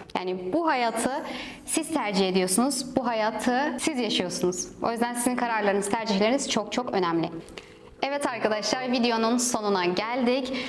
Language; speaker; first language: Turkish; non-native, fluent; Russian